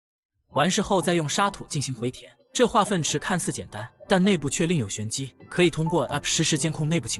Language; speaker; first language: Chinese; native; Chinese